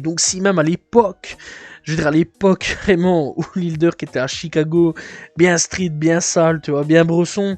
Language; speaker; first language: French; native; French